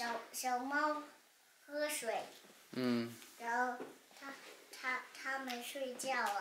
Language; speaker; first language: Chinese; early bilingual, heritage; Chinese